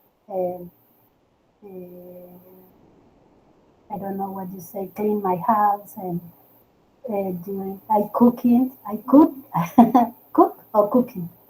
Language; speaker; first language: English; non-native, learner; Spanish